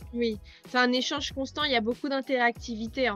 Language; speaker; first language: French; native; French